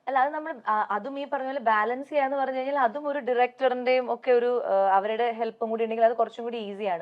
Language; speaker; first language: Malayalam; native; Malayalam